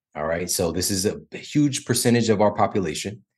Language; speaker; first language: English; native; English